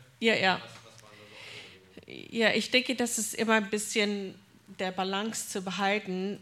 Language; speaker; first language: German; non-native, fluent; English